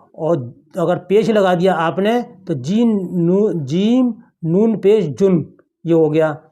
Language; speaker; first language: Hindi; native; Hindi